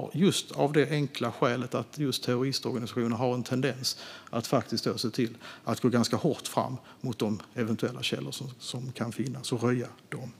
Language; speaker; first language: Swedish; native; Swedish